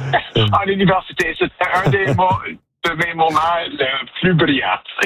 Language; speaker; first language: French; non-native, local second language; English